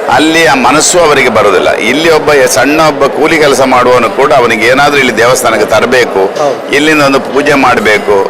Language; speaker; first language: Kannada; native; Kannada